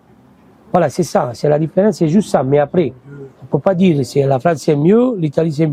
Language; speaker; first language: French; non-native, fluent; Italian